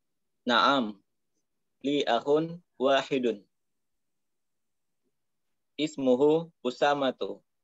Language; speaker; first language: Arabic; non-native, learner; Indonesian